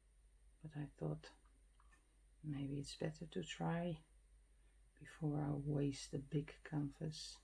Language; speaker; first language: English; non-native, fluent; Dutch